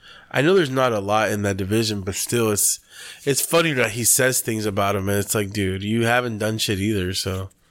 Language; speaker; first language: English; native; English